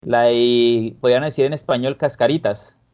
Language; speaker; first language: Spanish; native; Spanish